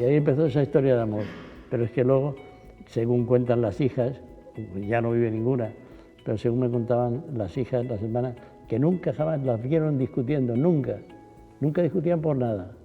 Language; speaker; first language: Spanish; native; Spanish